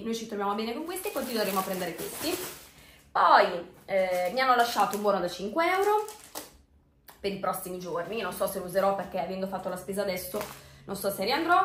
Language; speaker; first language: Italian; native; Italian